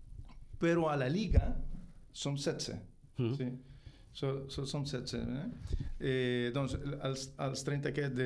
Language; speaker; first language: Catalan; non-native, fluent; Spanish